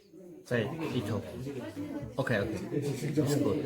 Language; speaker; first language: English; non-native, learner; Chinese